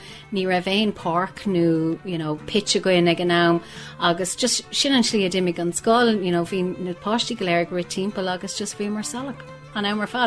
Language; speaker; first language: Irish; non-native, local second language; English